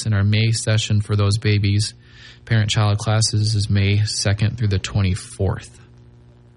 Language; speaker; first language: English; native; English